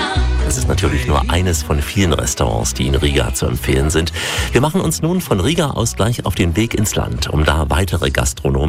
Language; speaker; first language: German; native; German